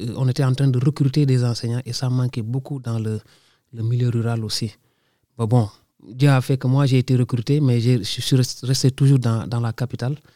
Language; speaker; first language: French; non-native, local second language; Wolof